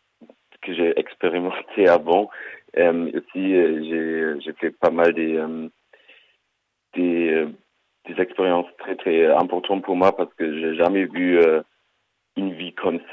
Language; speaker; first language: French; non-native, fluent; German